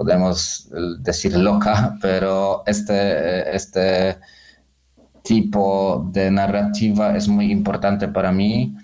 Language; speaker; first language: Spanish; non-native, learner; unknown